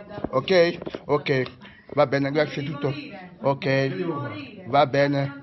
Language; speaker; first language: Italian; non-native, learner; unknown